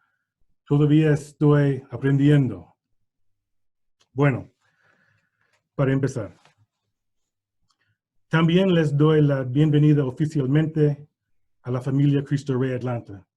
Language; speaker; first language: Spanish; non-native, learner; English